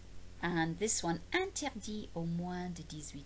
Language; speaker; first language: French; non-native, fluent; English